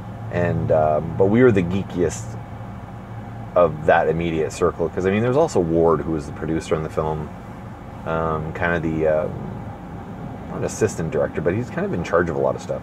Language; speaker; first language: English; native; English